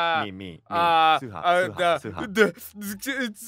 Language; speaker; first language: English; non-native, learner; Korean